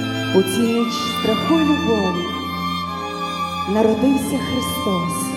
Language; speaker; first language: Ukrainian; native; Ukrainian